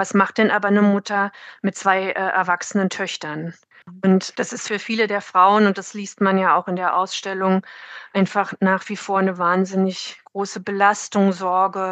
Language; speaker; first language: German; native; German